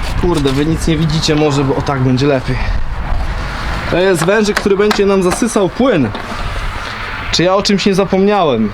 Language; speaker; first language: Polish; native; Polish